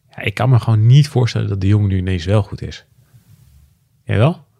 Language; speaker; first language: Dutch; native; Dutch